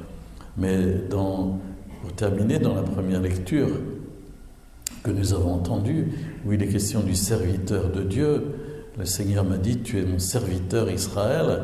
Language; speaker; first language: French; native; French